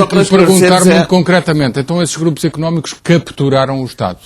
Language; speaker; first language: Portuguese; native; Portuguese